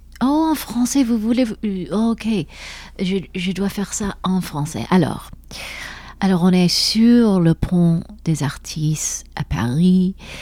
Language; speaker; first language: French; non-native, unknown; Persian